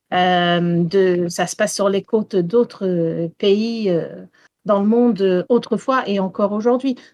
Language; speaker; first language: French; non-native, fluent; English